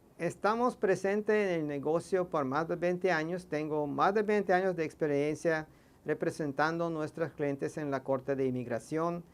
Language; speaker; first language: Spanish; non-native, fluent; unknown